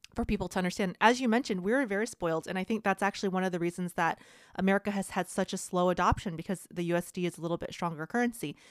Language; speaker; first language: English; early bilingual, other home language; Vietnamese